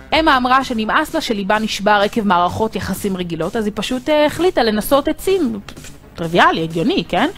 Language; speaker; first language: Hebrew; native; Hebrew